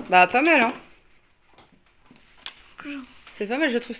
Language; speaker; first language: French; native; French